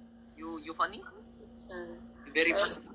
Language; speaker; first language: English; non-native, learner; Korean